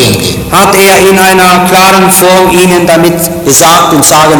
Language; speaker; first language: German; native; German